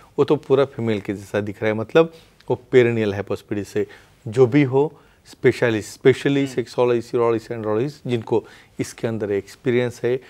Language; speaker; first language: Hindi; non-native, local second language; Marathi